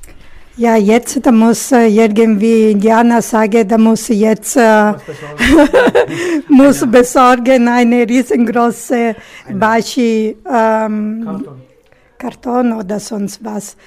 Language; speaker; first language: German; non-native, learner; Italian